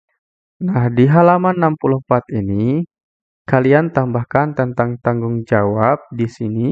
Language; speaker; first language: Indonesian; native; Indonesian